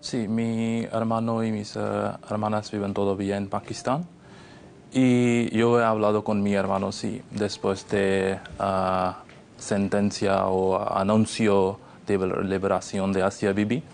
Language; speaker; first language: Spanish; non-native, fluent; Urdu